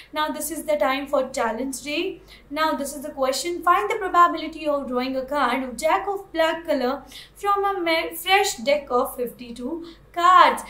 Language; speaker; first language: English; non-native, local second language; Hindi